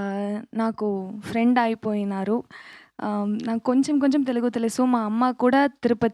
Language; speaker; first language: Telugu; non-native, learner; Tamil